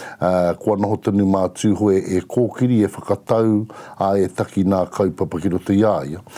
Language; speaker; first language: Māori; native; Māori